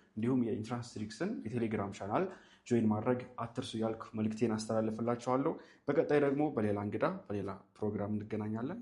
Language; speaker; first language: Amharic; native; Amharic